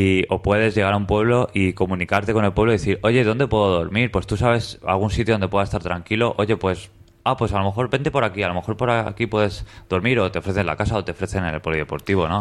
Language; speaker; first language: Spanish; native; Spanish